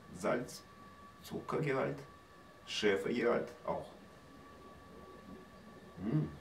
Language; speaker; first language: German; non-native, learner; Russian